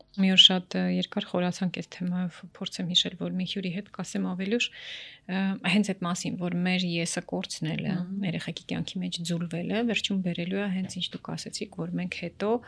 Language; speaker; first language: Armenian; native; Armenian